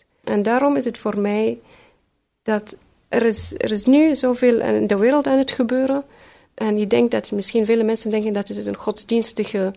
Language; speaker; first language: Dutch; early bilingual, other home language; Arabic